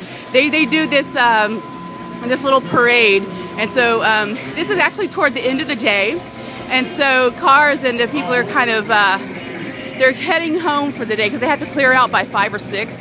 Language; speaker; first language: English; native; English